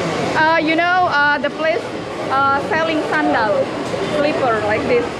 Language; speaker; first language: English; non-native, learner; Indonesian